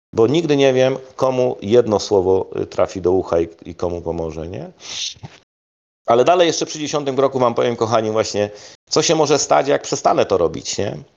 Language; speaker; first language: Polish; native; Polish